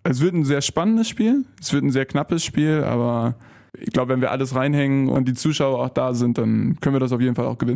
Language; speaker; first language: German; native; German